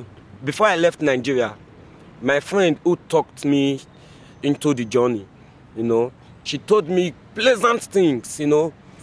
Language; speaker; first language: English; non-native, local second language; Bini